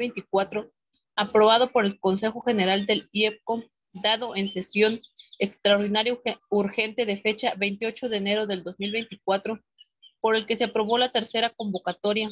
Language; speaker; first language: Spanish; native; Spanish